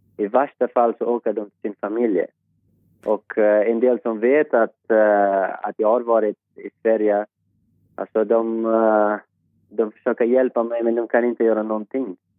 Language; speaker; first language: Swedish; non-native, fluent; Persian